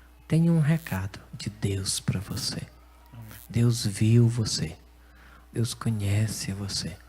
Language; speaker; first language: Portuguese; native; Portuguese